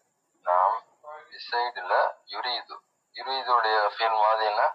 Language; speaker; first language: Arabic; non-native, fluent; Tamil